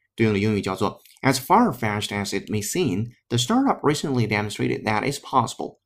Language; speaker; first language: English; non-native, fluent; Chinese